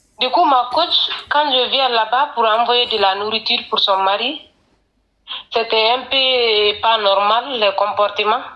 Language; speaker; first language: French; non-native, local second language; Fula